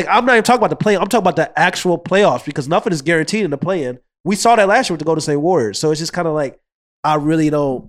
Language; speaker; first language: English; native; English